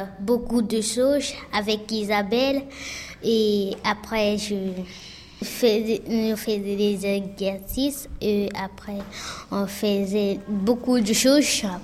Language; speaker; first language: French; early bilingual, other home language; Fula